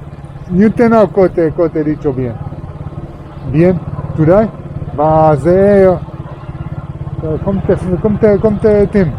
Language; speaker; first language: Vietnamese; non-native, learner; Hebrew